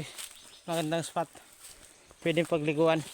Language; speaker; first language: Filipino; non-native, local second language; Cebuano